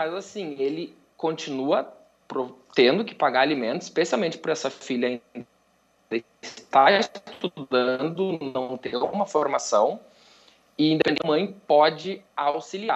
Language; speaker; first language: Portuguese; native; Portuguese